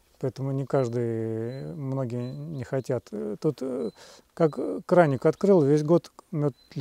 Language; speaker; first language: Russian; native; Russian